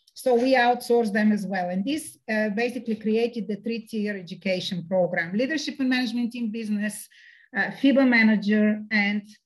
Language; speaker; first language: English; non-native, fluent; Bulgarian